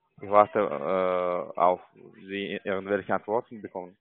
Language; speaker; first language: German; non-native, learner; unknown